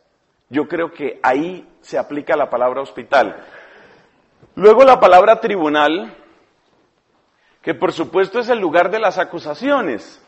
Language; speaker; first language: Spanish; native; Spanish